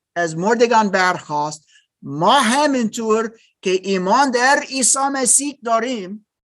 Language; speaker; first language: Persian; non-native, learner; German